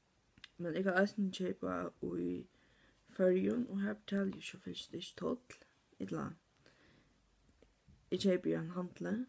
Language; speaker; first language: Norwegian; non-native, learner; Faroese